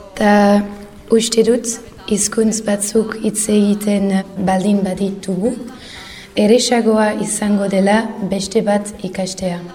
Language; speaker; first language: Basque; non-native, learner; Dutch